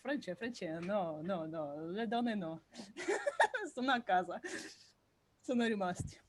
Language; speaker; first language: Italian; non-native, learner; Russian